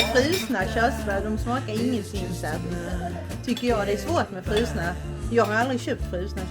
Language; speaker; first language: Swedish; native; Swedish